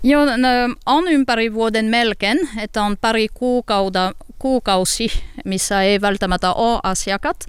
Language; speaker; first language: Finnish; non-native, learner; French